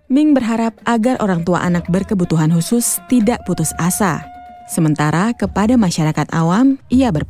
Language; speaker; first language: Indonesian; native; Indonesian